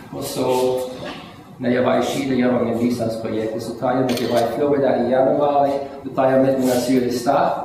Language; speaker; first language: Swedish; non-native, fluent; German